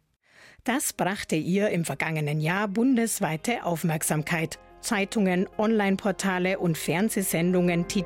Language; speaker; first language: German; native; German